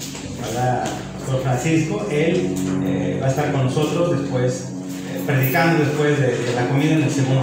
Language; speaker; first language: Spanish; native; Spanish